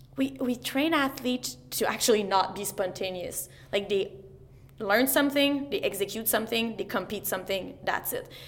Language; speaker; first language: English; non-native, fluent; French